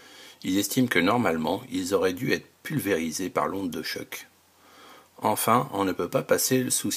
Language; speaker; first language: French; native; French